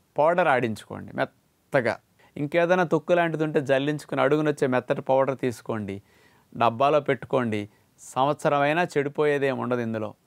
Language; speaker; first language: Telugu; native; Telugu